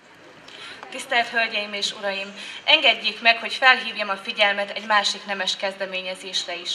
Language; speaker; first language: Hungarian; native; Hungarian